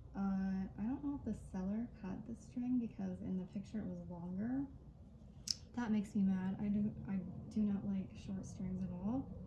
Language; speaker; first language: English; native; English